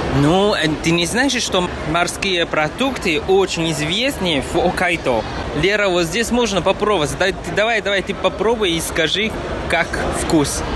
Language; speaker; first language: Russian; non-native, fluent; Chinese